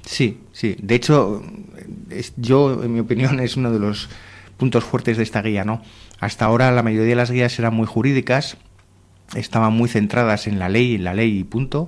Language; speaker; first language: Spanish; native; Spanish